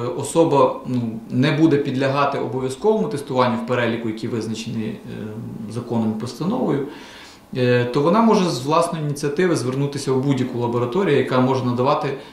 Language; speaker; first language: Ukrainian; native; Ukrainian